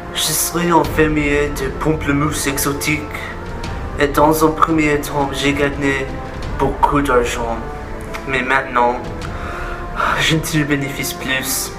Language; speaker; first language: French; non-native, learner; English